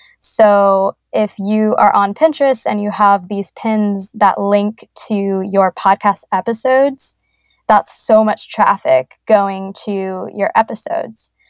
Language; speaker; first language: English; native; English